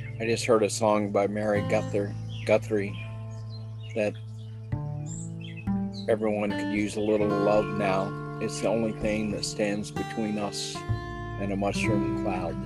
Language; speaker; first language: English; native; English